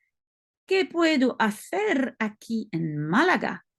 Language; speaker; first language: Spanish; non-native, learner; French